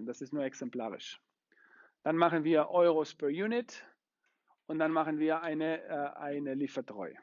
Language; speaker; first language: German; non-native, fluent; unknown